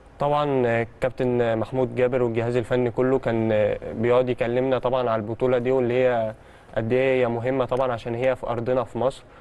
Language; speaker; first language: Egyptian Arabic; early bilingual, heritage; Arabic